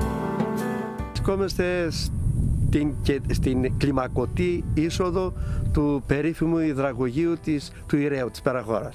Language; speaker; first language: Greek; native; Greek